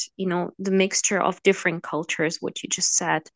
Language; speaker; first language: English; non-native, fluent; Russian